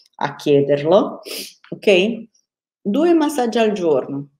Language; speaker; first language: Italian; non-native, fluent; Portuguese